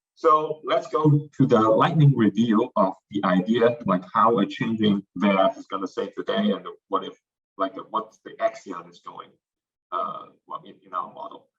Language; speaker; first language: English; non-native, fluent; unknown